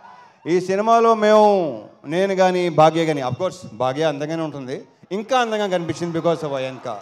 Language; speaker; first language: Telugu; native; Telugu